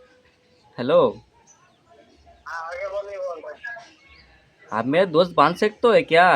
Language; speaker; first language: Hindi; non-native, local second language; Bangla